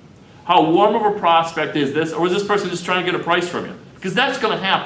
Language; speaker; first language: English; native; English